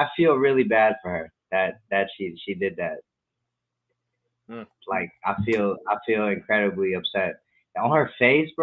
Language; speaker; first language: English; native; English